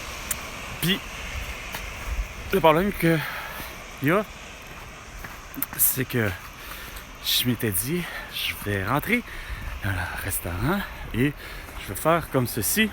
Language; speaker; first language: French; native; French